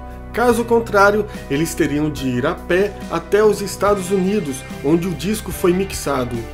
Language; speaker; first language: Portuguese; native; Portuguese